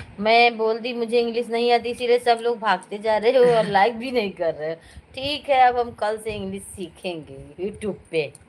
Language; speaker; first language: Hindi; native; Hindi